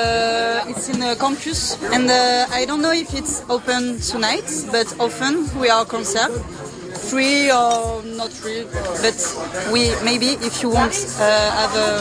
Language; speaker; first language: English; non-native, learner; French